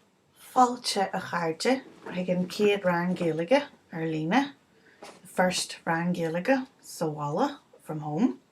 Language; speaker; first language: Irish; non-native, local second language; English